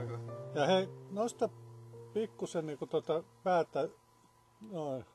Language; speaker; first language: Finnish; native; Finnish